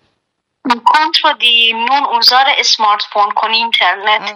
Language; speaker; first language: Italian; non-native, learner; Persian